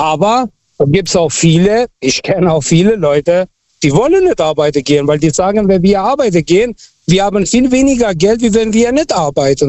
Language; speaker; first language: German; non-native, fluent; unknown